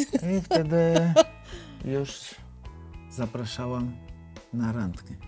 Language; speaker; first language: Polish; non-native, learner; Georgian